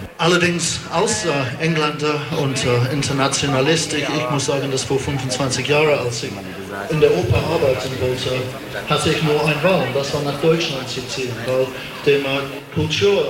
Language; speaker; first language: German; non-native, fluent; English